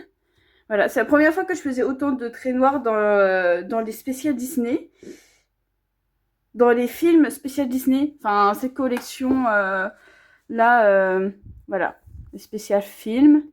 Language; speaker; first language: French; native; French